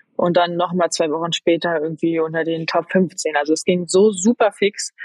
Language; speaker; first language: German; native; German